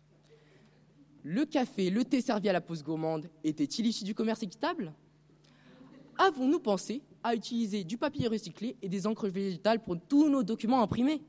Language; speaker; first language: French; non-native, fluent; Romanian